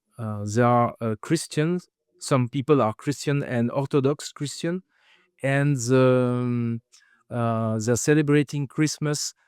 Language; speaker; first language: English; non-native, fluent; French